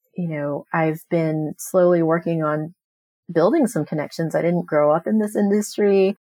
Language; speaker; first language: English; native; English